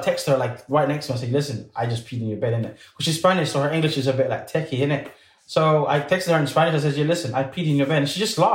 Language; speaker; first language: English; early bilingual, other home language; French